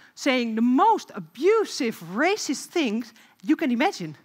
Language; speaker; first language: English; non-native, fluent; Dutch